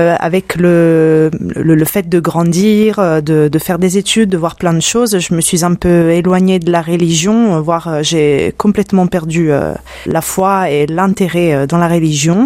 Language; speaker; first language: French; non-native, fluent; Italian